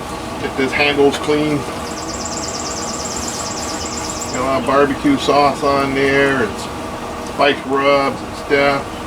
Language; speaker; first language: English; native; English